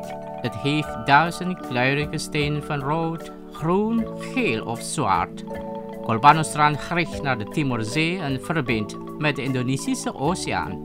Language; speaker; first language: Dutch; non-native, fluent; Indonesian